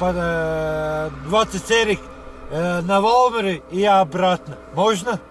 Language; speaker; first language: Russian; native; Russian